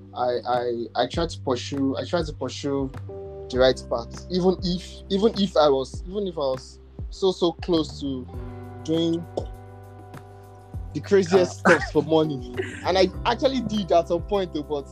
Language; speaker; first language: English; non-native, local second language; Yoruba